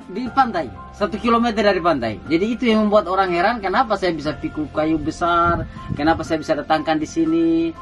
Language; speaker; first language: Indonesian; non-native, local second language; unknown